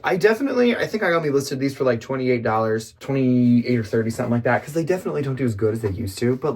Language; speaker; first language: English; native; English